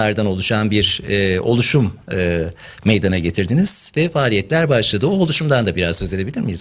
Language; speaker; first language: Turkish; native; Turkish